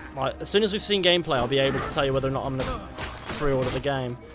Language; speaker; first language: English; native; English